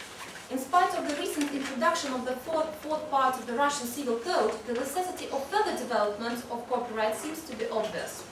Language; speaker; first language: English; non-native, fluent; Russian